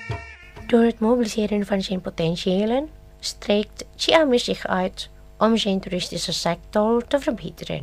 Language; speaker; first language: Dutch; non-native, fluent; Indonesian